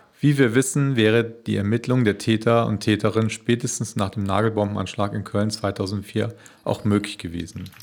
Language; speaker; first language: German; native; German